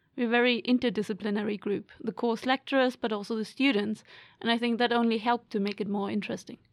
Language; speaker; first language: English; non-native, fluent; German